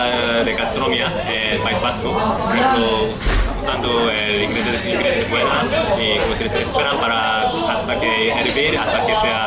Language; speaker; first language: Spanish; non-native, fluent; Korean